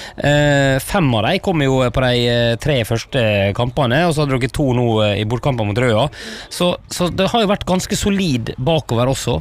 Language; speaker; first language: Norwegian; native; Norwegian